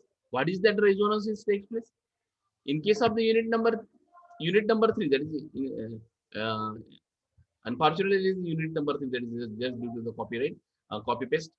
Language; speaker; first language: English; non-native, local second language; Marathi